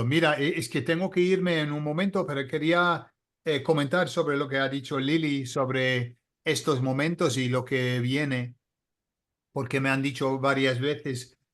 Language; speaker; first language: Spanish; non-native, fluent; English